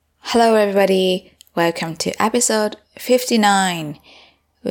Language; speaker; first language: English; non-native, fluent; Thai